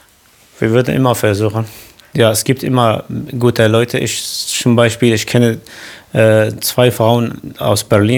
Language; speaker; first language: German; non-native, learner; Arabic